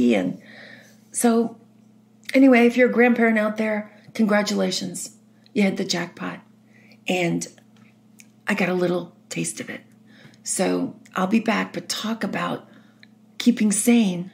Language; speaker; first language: English; native; English